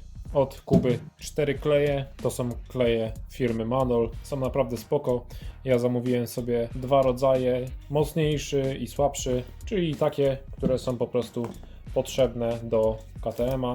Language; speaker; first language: Polish; native; Polish